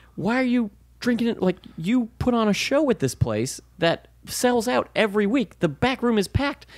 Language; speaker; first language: English; native; English